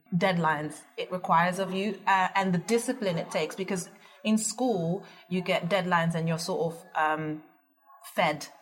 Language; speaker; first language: English; early bilingual, other home language; Dutch